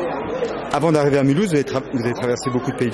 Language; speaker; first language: French; native; French